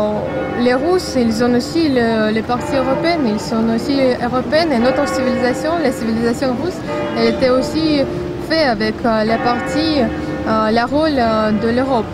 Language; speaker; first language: French; non-native, fluent; Russian